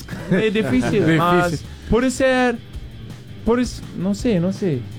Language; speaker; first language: Portuguese; non-native, fluent; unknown